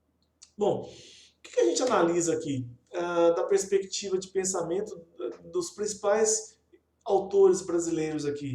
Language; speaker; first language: Portuguese; native; Portuguese